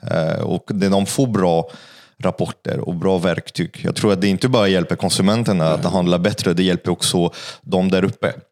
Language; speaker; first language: Swedish; non-native, fluent; French